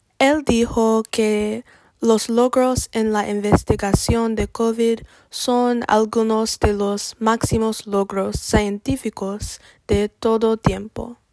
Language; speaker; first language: Spanish; non-native, learner; English